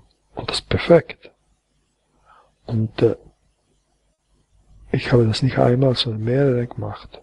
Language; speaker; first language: German; non-native, fluent; Croatian